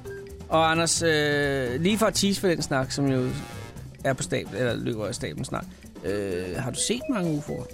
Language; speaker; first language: Danish; native; Danish